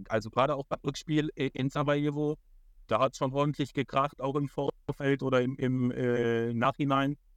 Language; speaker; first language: German; early bilingual, other home language; Polish